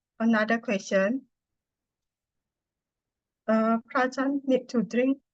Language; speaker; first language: English; non-native, learner; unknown